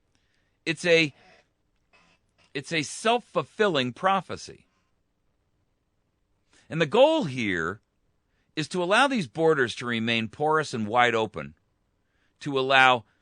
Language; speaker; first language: English; native; English